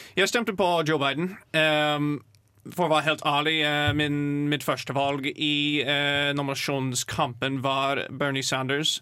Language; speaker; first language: Norwegian; non-native, fluent; English